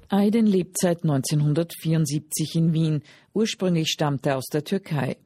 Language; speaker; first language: German; native; German